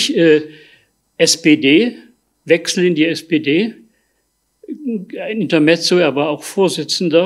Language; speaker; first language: German; native; German